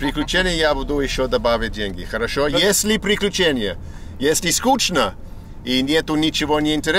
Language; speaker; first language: Russian; non-native, learner; English